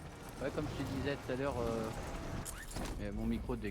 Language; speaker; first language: French; native; French